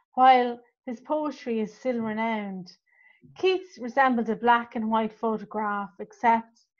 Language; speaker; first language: English; native; English